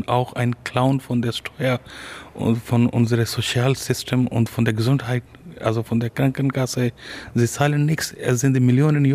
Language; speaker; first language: German; non-native, learner; Urdu